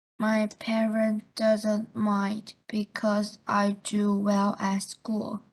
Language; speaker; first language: English; non-native, learner; Chinese